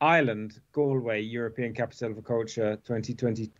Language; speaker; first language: English; native; English